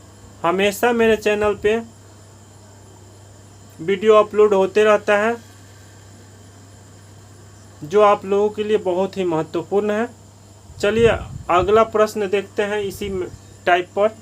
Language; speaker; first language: Hindi; native; Hindi